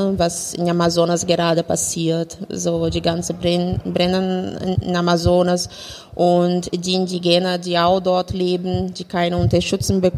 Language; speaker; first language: German; non-native, fluent; Portuguese